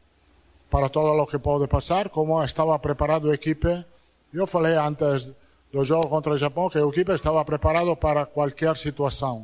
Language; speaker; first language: Portuguese; non-native, fluent; Italian